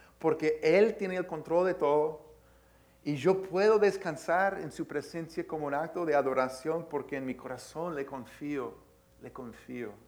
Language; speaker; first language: Spanish; early bilingual, heritage; Spanish